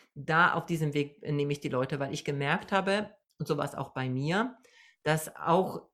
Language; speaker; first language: German; non-native, fluent; Polish